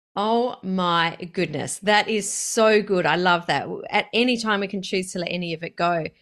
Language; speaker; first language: English; native; English